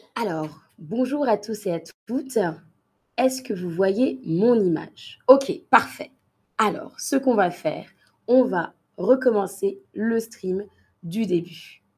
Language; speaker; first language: French; native; French